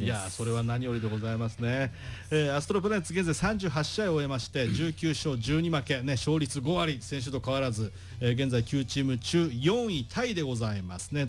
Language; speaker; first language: Japanese; native; Japanese